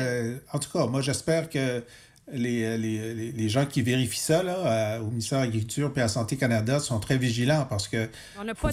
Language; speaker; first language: French; native; French